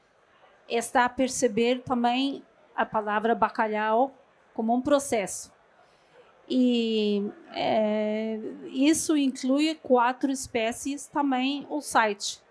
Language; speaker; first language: Portuguese; non-native, fluent; Norwegian